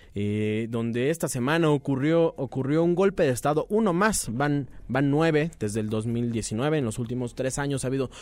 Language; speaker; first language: Spanish; native; Spanish